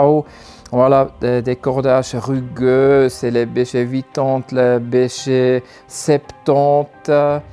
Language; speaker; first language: French; non-native, learner; German